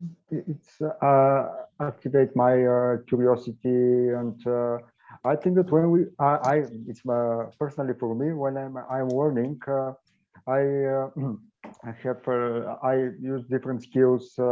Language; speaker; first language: English; non-native, learner; Bulgarian